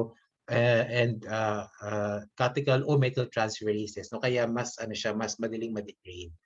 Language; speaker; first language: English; non-native, local second language; Filipino